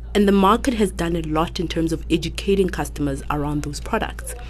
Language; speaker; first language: English; non-native, local second language; Southern Sotho